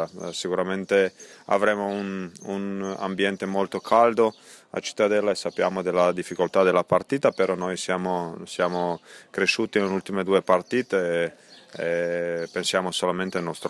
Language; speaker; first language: Italian; non-native, fluent; Croatian